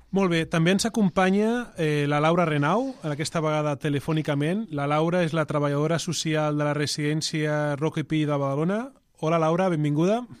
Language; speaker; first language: Catalan; native; Catalan